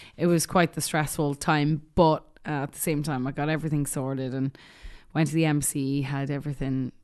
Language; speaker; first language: English; native; English